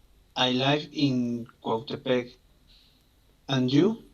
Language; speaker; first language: English; non-native, learner; Spanish